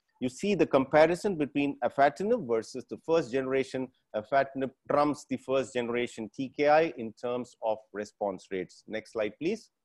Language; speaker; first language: English; non-native, local second language; Tamil